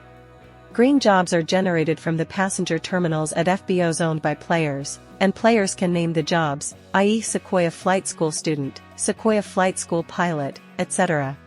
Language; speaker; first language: English; native; English